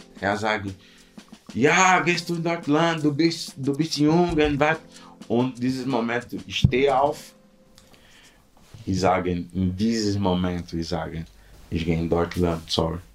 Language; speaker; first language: German; non-native, learner; Portuguese